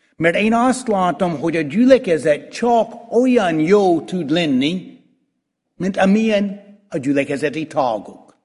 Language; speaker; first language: Hungarian; non-native, fluent; English